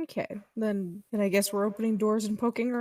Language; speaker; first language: English; native; English